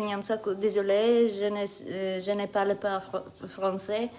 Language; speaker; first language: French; non-native, learner; Latvian